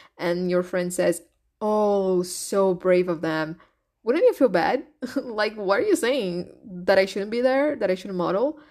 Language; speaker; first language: English; non-native, fluent; Portuguese